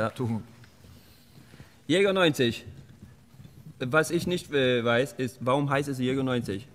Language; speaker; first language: German; non-native, learner; Swedish